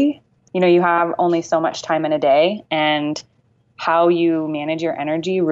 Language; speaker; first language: English; native; English